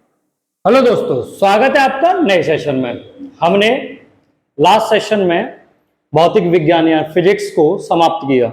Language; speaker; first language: Hindi; native; Hindi